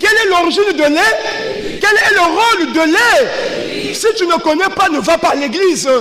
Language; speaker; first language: French; non-native, local second language; Lingala